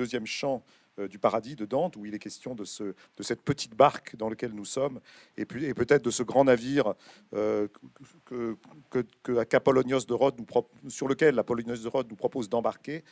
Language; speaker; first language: French; native; French